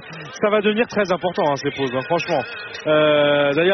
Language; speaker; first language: French; native; French